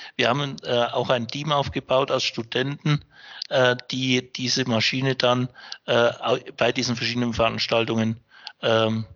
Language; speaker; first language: German; native; German